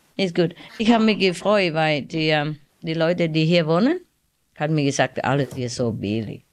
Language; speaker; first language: German; non-native, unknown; Vietnamese